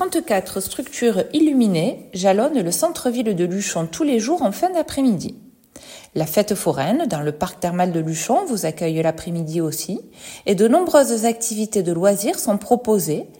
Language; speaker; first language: French; native; French